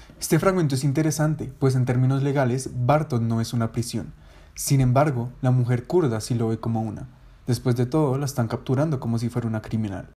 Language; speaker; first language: Spanish; native; Spanish